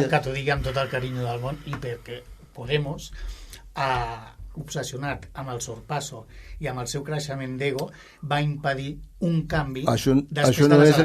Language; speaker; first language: Catalan; native; Catalan